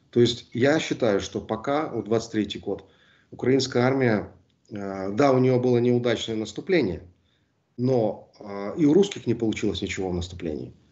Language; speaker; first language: Russian; native; Russian